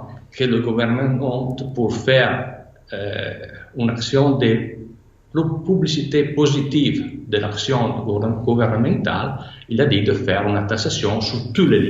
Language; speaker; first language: French; non-native, fluent; Italian